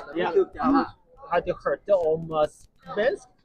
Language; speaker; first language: Norwegian; non-native, learner; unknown